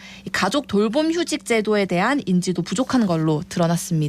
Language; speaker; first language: Korean; native; Korean